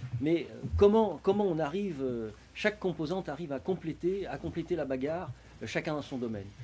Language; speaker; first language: French; native; French